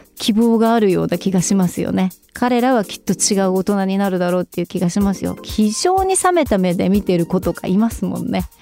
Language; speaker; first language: Japanese; native; Japanese